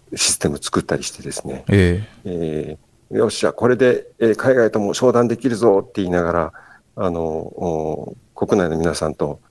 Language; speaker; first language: Japanese; native; Japanese